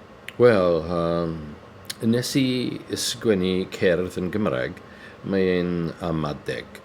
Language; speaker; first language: Welsh; non-native, learner; English